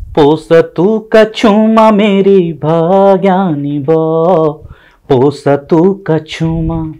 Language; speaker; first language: Hindi; native; Hindi